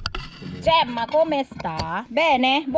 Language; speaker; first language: Italian; non-native, learner; Thai